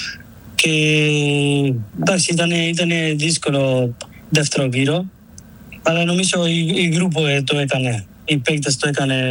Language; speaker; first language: Greek; non-native, learner; Spanish